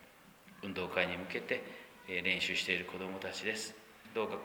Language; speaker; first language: Japanese; native; Japanese